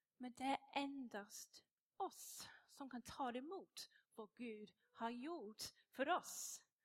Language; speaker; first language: Swedish; non-native, fluent; English